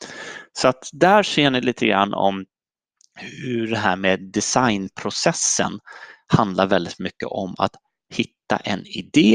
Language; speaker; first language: Swedish; native; Swedish